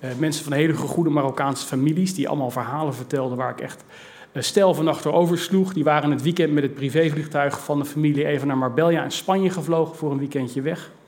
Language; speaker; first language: Dutch; native; Dutch